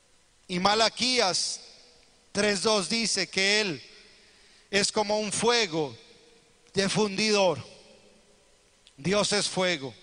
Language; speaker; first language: Spanish; native; Spanish